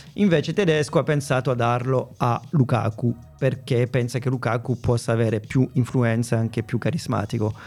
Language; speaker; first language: Italian; non-native, fluent; French